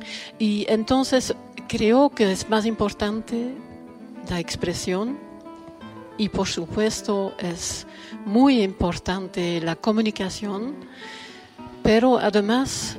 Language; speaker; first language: Spanish; non-native, fluent; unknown